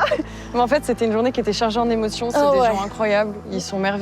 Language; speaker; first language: French; native; French